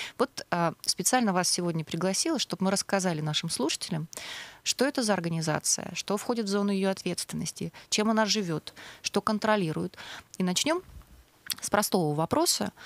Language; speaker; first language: Russian; native; Russian